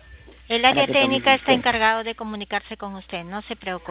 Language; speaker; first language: Spanish; native; Spanish